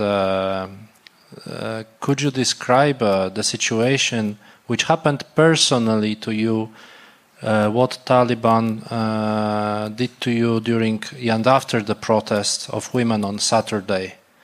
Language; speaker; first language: English; non-native, fluent; Polish